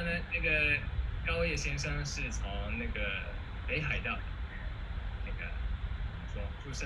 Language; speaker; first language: Chinese; non-native, fluent; Japanese